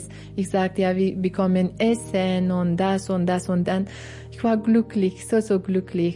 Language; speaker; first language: German; non-native, learner; Persian